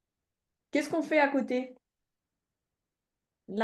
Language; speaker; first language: French; native; French